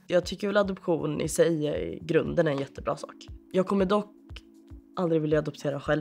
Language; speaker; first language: Swedish; native; Swedish